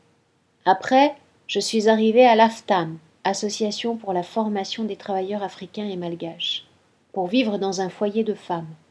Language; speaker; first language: French; non-native, fluent; Spanish